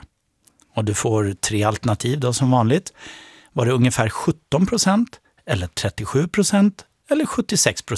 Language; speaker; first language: Swedish; native; Swedish